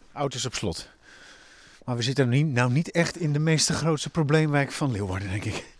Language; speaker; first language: Dutch; native; Dutch